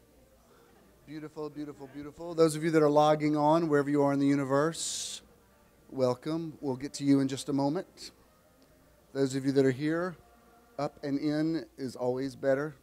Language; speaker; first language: English; native; English